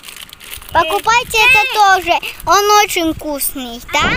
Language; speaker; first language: Russian; early bilingual, heritage; Russian